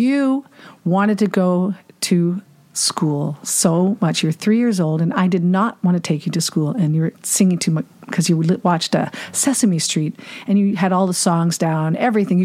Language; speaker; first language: English; non-native, fluent; German